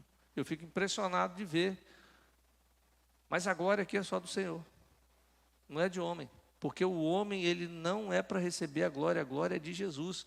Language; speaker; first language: Portuguese; native; Portuguese